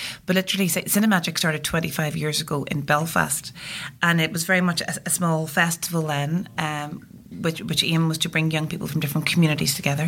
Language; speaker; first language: English; native; English